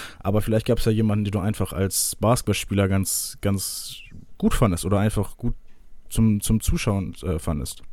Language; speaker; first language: German; native; German